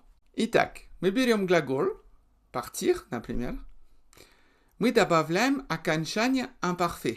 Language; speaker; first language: Russian; non-native, fluent; French